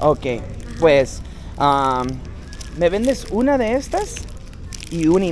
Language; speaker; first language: Spanish; non-native, fluent; English